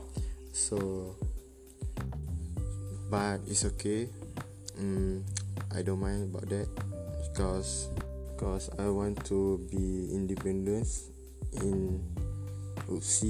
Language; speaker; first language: English; non-native, learner; Malay